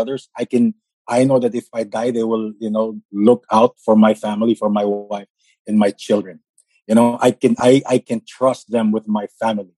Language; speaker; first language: English; non-native, local second language; Filipino